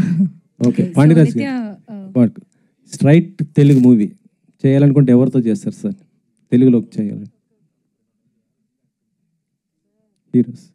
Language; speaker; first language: Telugu; native; Telugu